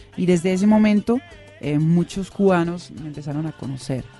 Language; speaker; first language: Spanish; non-native, fluent; Dutch